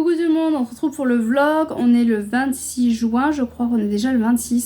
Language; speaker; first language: French; native; French